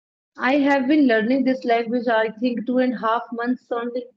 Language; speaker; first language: English; non-native, learner; Punjabi